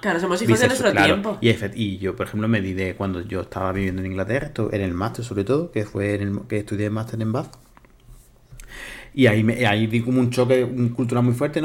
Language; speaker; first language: Spanish; native; Spanish